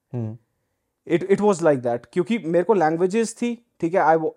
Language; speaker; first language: Hindi; native; Hindi